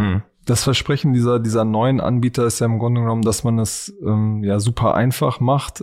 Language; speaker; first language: German; native; German